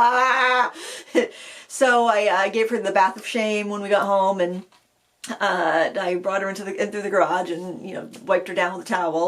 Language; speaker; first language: English; native; English